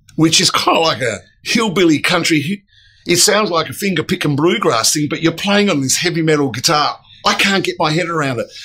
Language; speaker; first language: English; native; English